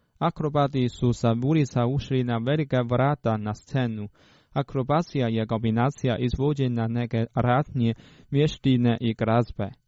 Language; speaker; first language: Croatian; non-native, fluent; Chinese